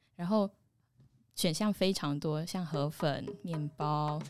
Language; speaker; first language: Chinese; non-native, fluent; Vietnamese